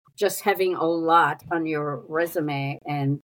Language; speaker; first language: English; non-native, fluent; Hebrew